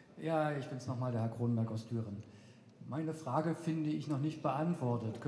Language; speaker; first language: German; native; German